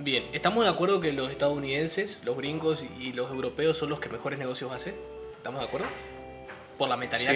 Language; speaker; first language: Spanish; native; Spanish